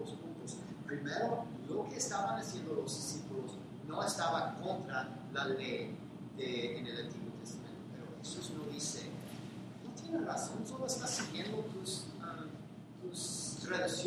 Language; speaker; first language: Spanish; non-native, fluent; English